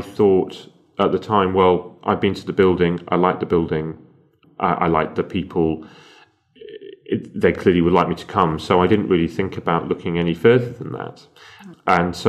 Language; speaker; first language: English; native; English